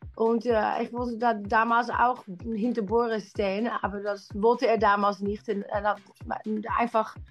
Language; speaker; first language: German; non-native, learner; Dutch